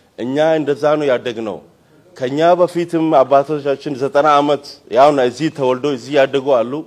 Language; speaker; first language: Amharic; non-native, local second language; Somali